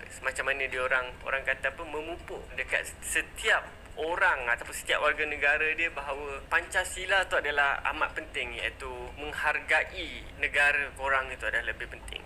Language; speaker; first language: Malay; native; Malay